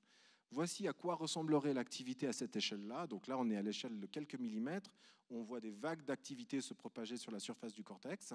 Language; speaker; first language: French; native; French